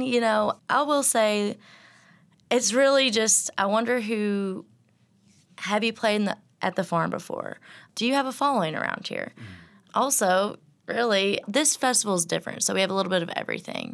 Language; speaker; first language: English; native; English